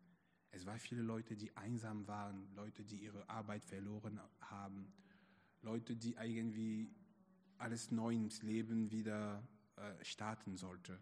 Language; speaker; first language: German; non-native, fluent; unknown